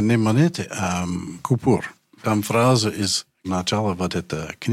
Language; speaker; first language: Russian; non-native, learner; English